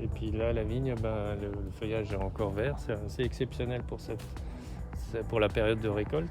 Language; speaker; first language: French; native; French